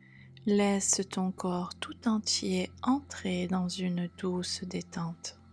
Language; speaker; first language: French; native; French